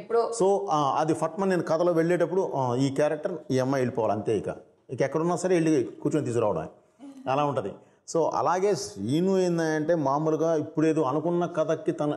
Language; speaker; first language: Telugu; native; Telugu